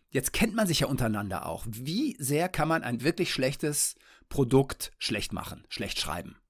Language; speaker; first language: German; native; German